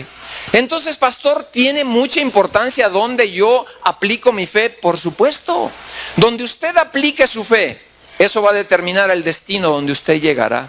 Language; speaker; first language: Spanish; native; Spanish